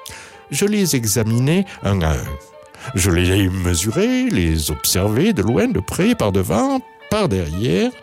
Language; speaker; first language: French; native; French